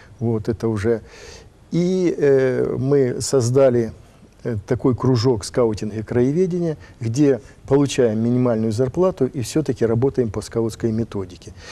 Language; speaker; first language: Russian; native; Russian